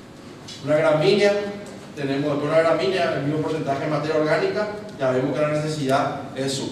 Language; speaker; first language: Spanish; native; Spanish